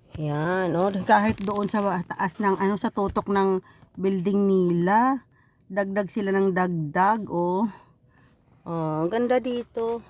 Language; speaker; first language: Filipino; non-native, local second language; Hiligaynon